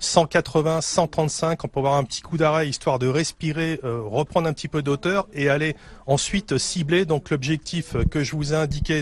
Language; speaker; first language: French; native; French